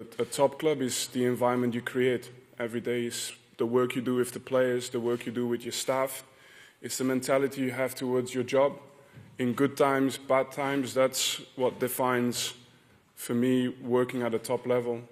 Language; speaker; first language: English; non-native, fluent; French